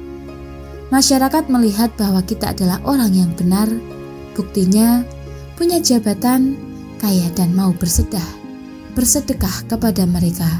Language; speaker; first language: Indonesian; native; Indonesian